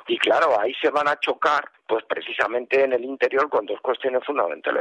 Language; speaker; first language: Spanish; native; Spanish